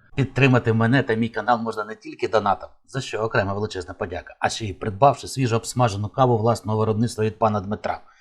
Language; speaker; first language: Ukrainian; native; Ukrainian